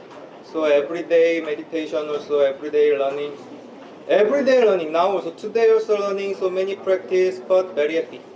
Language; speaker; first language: English; non-native, learner; Korean